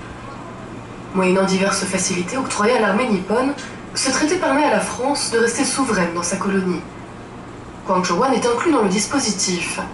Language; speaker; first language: French; native; French